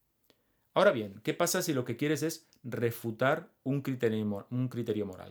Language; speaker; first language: Spanish; native; Spanish